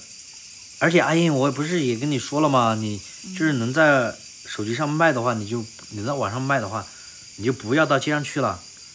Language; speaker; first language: Chinese; native; Chinese